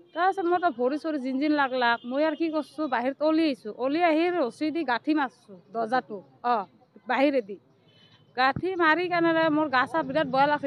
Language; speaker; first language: Assamese; non-native, local second language; Hindi